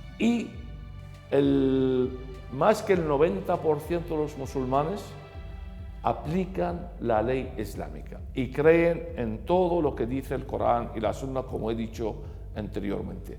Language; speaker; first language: Spanish; non-native, fluent; Arabic